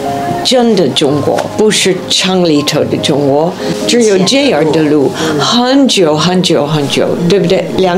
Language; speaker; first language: Chinese; non-native, learner; English